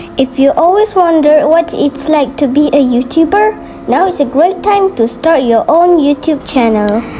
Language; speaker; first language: English; non-native, local second language; Malay